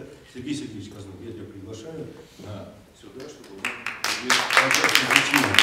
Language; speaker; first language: Russian; native; Russian